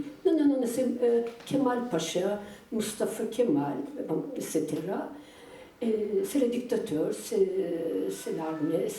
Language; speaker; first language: French; non-native, fluent; Turkish